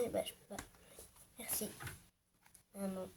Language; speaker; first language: French; native; French